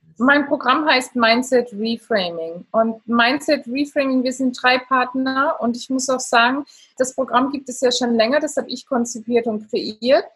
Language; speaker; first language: German; non-native, fluent; Italian